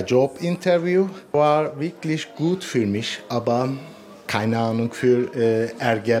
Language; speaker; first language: German; non-native, learner; Turkish